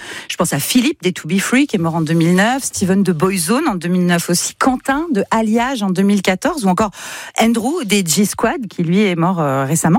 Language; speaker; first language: French; native; French